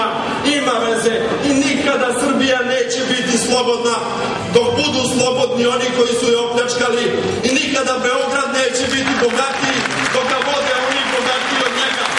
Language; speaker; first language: Serbian; native; Serbian